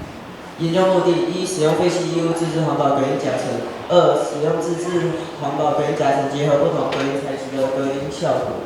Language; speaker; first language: Chinese; native; Chinese